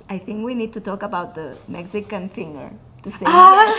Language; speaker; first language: English; non-native, fluent; Catalan